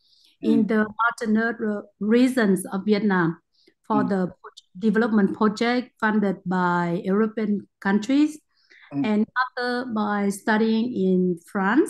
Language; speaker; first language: English; non-native, learner; Vietnamese